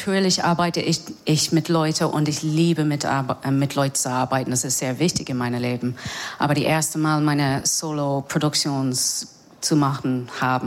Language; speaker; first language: German; non-native, fluent; English